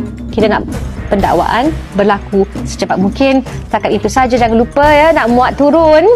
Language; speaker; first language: Malay; native; Malay